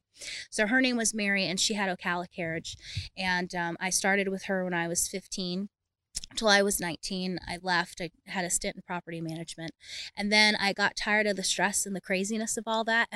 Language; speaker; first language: English; native; English